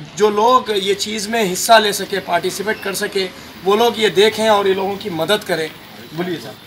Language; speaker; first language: Hindi; non-native, local second language; Urdu